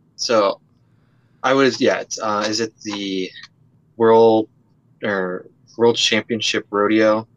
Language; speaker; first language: English; native; English